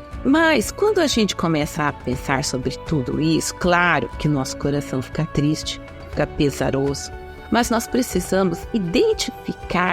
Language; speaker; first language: Portuguese; native; Portuguese